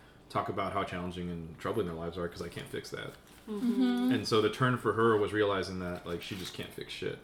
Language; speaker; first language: English; early bilingual, other home language; Spanish